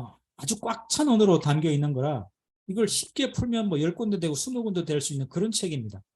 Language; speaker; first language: Korean; native; Korean